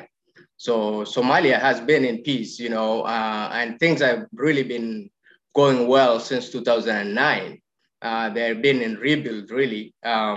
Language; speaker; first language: English; non-native, local second language; Somali